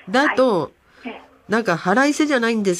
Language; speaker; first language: Japanese; native; Japanese